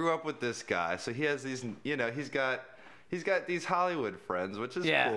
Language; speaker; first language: English; native; English